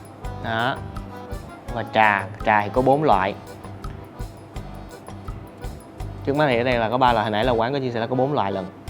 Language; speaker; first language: Vietnamese; native; Vietnamese